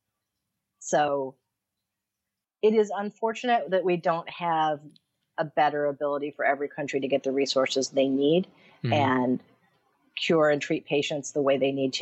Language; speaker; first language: English; native; English